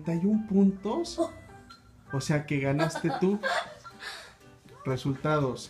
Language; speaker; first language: Spanish; native; Spanish